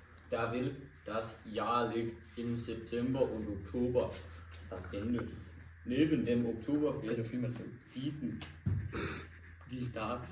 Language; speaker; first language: German; non-native, learner; Danish